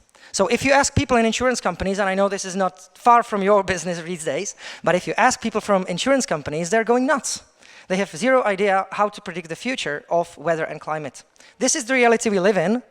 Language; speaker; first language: English; non-native, fluent; Czech